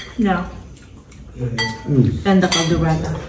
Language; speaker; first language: English; non-native, local second language; Filipino